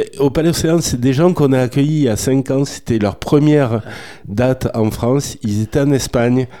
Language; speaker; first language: French; native; French